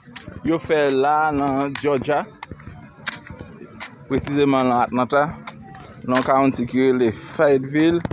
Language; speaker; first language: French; non-native, local second language; Haitian Creole